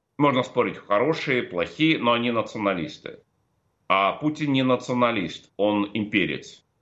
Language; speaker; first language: Russian; native; Russian